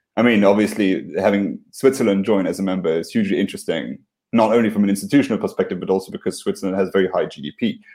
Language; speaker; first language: English; non-native, fluent; Luxembourgish